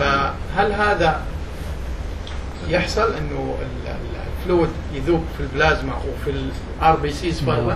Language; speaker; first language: Arabic; native; Arabic